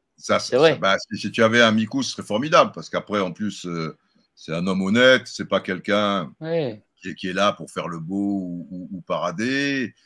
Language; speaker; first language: French; native; French